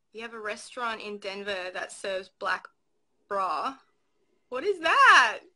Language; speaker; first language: English; native; English